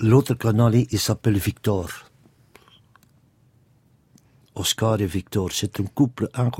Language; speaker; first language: French; non-native, local second language; Dutch